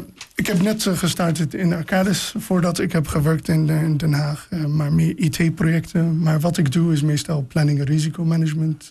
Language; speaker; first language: Dutch; non-native, fluent; English